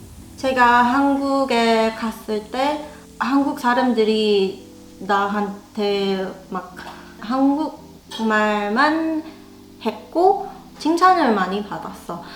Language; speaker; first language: Korean; non-native, learner; Filipino